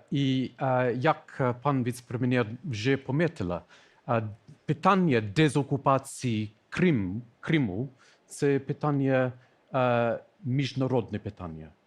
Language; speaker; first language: Ukrainian; non-native, learner; English